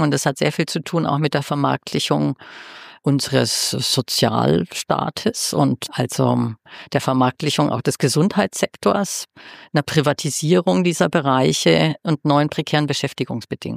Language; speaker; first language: German; native; German